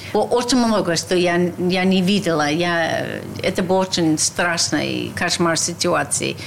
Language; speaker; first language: Russian; non-native, learner; English